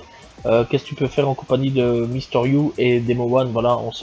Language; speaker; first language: French; native; French